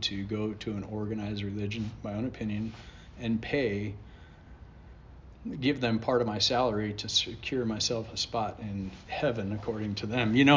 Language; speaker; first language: English; native; English